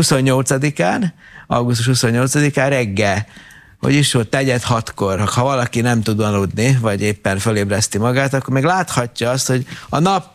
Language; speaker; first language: Hungarian; native; Hungarian